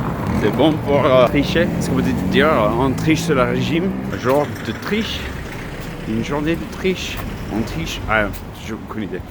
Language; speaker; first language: French; non-native, fluent; English